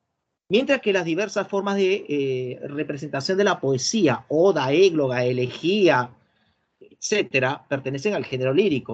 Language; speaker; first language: Spanish; native; Spanish